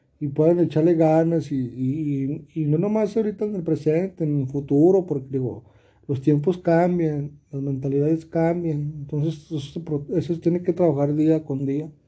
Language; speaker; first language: Spanish; native; Spanish